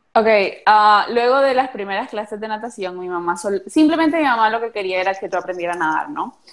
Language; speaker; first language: Spanish; native; Spanish